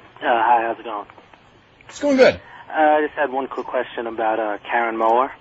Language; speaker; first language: English; native; English